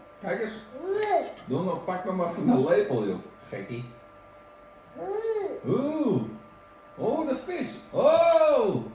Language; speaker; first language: Dutch; non-native, learner; Thai